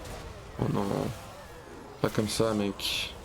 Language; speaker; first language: French; native; French